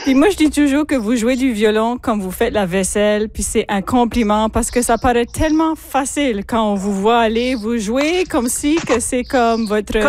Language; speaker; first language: French; native; French